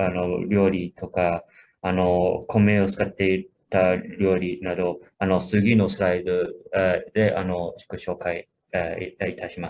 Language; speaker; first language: Japanese; non-native, fluent; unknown